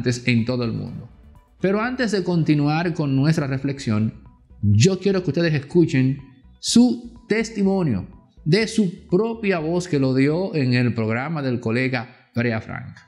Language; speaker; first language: Spanish; native; Spanish